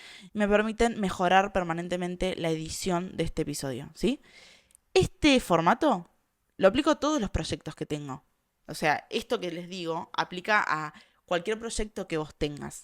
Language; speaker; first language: Spanish; native; Spanish